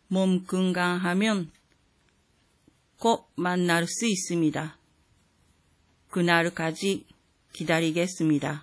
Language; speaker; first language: Korean; non-native, fluent; Japanese